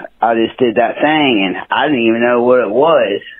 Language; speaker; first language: English; native; English